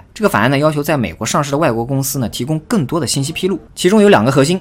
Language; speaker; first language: Chinese; native; Chinese